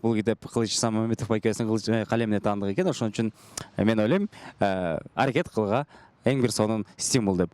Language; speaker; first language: Kyrgyz; native; Kyrgyz